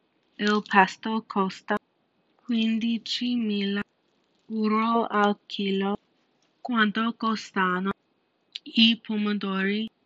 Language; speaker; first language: Italian; non-native, learner; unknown